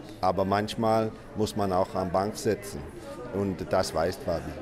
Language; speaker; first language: German; non-native, fluent; Danish